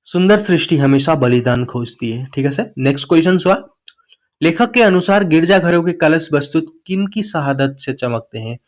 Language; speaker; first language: Hindi; non-native, local second language; Assamese